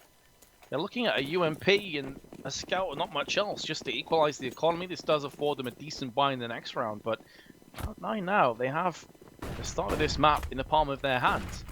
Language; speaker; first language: English; native; English